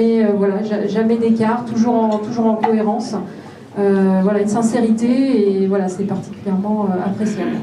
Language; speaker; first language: French; native; French